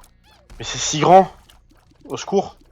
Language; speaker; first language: French; native; French